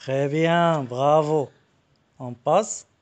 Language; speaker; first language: French; non-native, fluent; Arabic